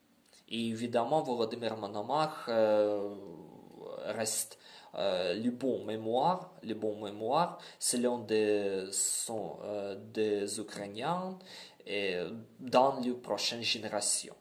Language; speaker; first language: French; non-native, learner; Ukrainian